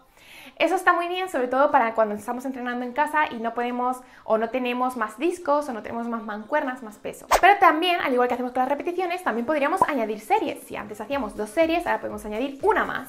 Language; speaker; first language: Spanish; native; Spanish